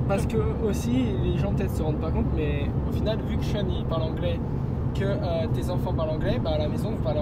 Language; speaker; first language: French; native; French